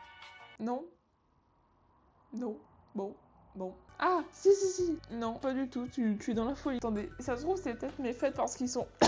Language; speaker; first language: French; native; French